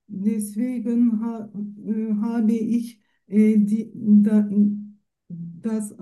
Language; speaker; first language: German; non-native, learner; Turkish